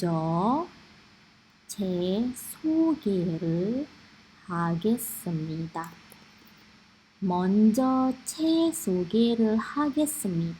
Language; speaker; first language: Korean; non-native, fluent; Indonesian